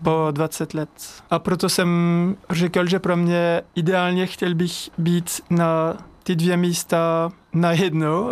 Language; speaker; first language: Czech; non-native, fluent; French